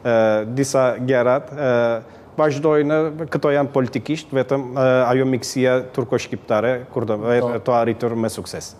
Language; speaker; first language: Albanian; early bilingual, heritage; Albanian